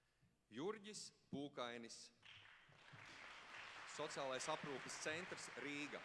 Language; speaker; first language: Latvian; native; Latvian